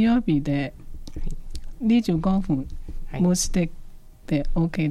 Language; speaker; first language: Japanese; non-native, fluent; Chinese